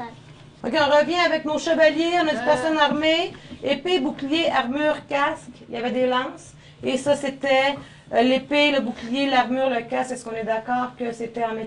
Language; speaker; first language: French; native; French